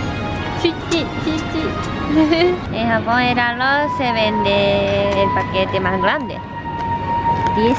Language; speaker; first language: Spanish; non-native, learner; Japanese